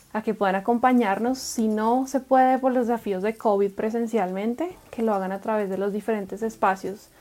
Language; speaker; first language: Spanish; native; Spanish